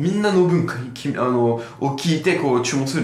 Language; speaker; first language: Japanese; non-native, fluent; French